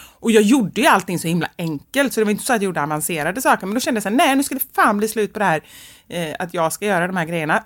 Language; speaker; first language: Swedish; native; Swedish